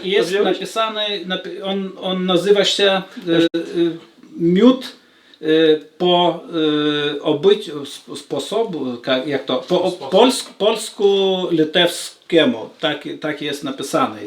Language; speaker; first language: Polish; non-native, learner; Lithuanian